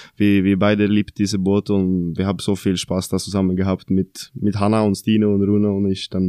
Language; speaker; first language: German; non-native, fluent; Norwegian